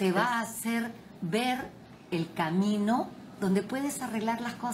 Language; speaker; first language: Spanish; native; Spanish